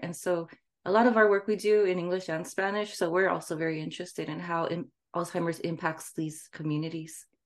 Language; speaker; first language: English; native; English